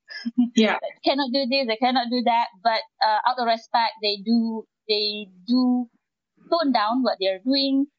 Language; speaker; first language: English; non-native, local second language; Malay